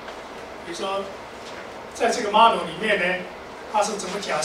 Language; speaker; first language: Chinese; native; Chinese